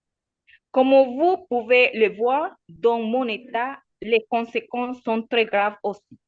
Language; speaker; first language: French; non-native, learner; Spanish